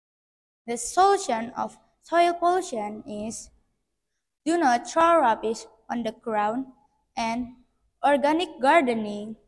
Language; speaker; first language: English; non-native, learner; Indonesian